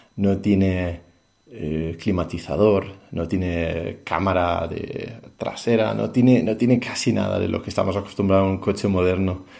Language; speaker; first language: Spanish; non-native, fluent; Danish